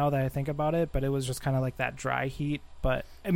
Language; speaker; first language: English; native; English